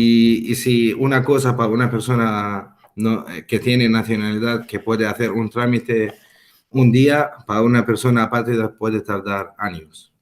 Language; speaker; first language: Spanish; non-native, fluent; Arabic